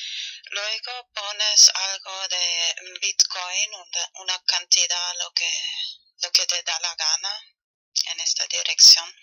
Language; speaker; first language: Spanish; non-native, fluent; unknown